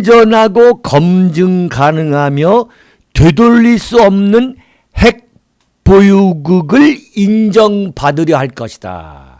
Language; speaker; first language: Korean; native; Korean